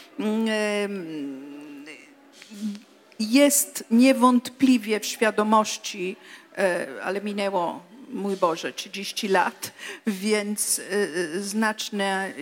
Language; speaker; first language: Polish; non-native, fluent; Italian